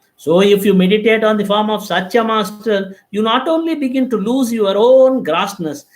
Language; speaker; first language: English; non-native, local second language; Telugu